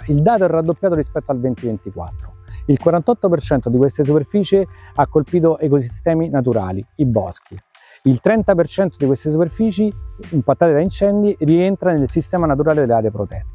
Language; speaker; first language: Italian; native; Italian